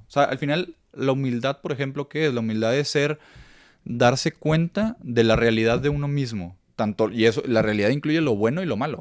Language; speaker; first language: Spanish; native; Spanish